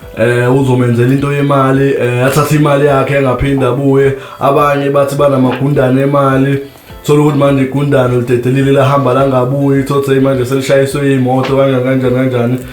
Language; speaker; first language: Zulu; native; Zulu